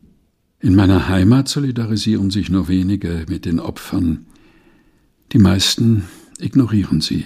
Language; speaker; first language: German; non-native, fluent; Portuguese